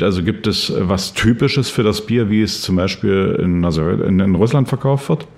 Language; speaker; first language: German; native; German